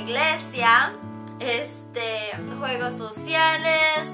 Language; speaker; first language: Spanish; early bilingual, heritage; Spanish